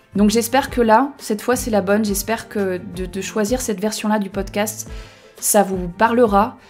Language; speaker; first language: French; native; French